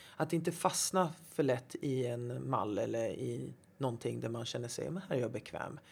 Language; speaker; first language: Swedish; native; Swedish